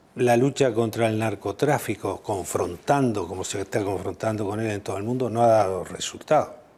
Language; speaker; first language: Spanish; native; Spanish